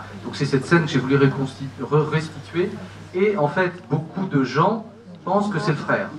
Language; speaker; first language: French; native; French